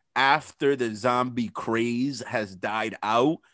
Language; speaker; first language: English; early bilingual, other home language; Spanish